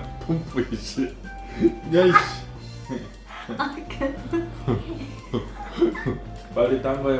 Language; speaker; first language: Korean; native; Korean